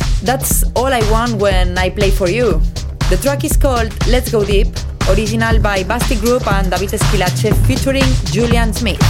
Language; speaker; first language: English; non-native, fluent; Spanish